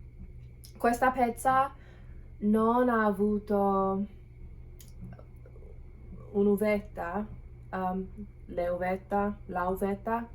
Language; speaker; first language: Italian; non-native, learner; English